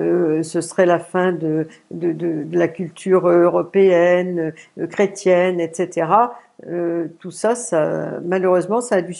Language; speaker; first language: French; native; French